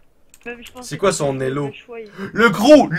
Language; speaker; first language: French; native; French